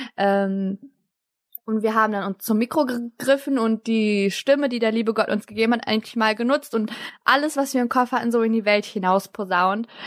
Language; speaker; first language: German; early bilingual, other home language; Turkish